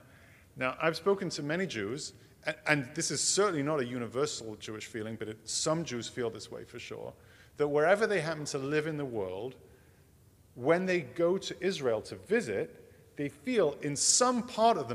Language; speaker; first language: English; native; English